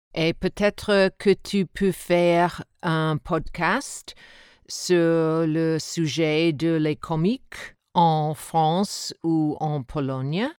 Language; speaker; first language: French; non-native, learner; English